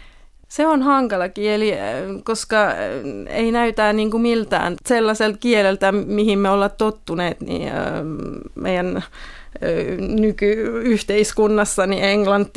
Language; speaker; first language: Finnish; non-native, fluent; French